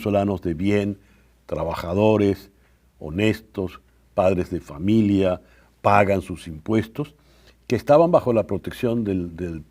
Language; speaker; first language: Spanish; native; Spanish